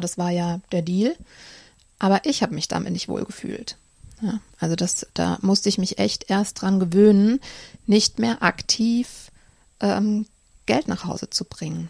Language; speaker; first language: German; native; German